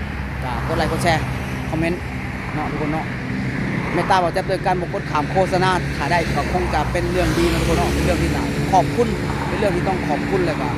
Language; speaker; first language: Thai; non-native, local second language; Northeastern Thai